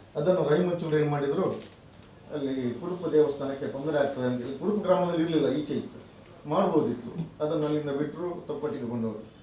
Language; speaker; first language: Kannada; non-native, local second language; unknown